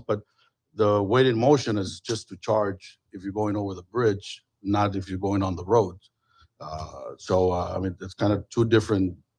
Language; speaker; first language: English; native; English